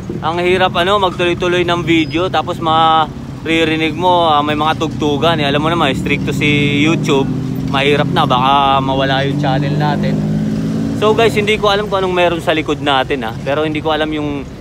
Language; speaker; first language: Filipino; native; Filipino